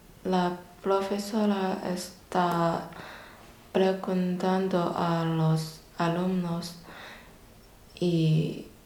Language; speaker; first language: Spanish; non-native, learner; Chinese